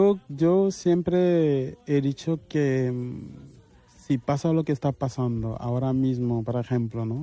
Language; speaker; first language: Spanish; non-native, fluent; Wolof